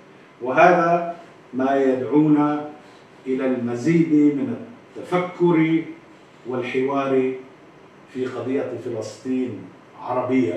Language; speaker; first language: Arabic; native; Arabic